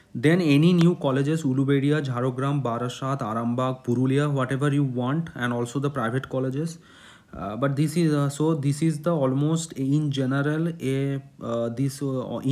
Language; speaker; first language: English; non-native, local second language; Bangla